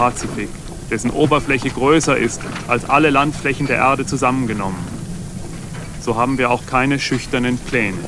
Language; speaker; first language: German; native; German